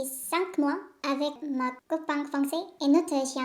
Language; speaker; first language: French; non-native, fluent; Korean